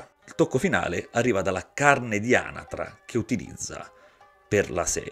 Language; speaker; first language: Italian; native; Italian